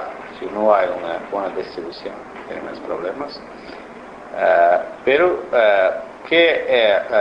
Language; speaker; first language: Spanish; non-native, learner; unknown